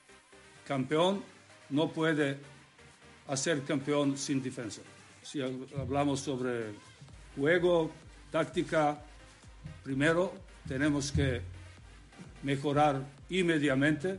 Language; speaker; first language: Spanish; non-native, learner; Serbian